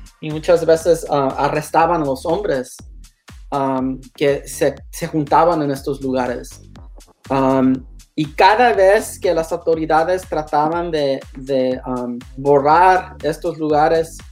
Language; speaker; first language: Spanish; non-native, learner; English